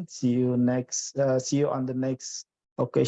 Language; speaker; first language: English; non-native, fluent; Indonesian